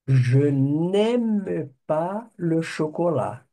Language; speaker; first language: French; non-native, fluent; Portuguese